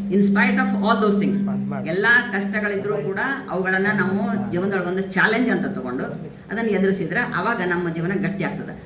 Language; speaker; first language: Kannada; native; Kannada